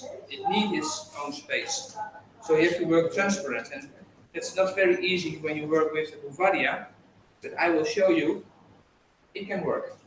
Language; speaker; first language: English; non-native, fluent; Dutch